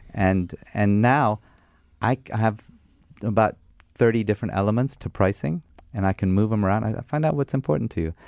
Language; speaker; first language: English; non-native, fluent; Armenian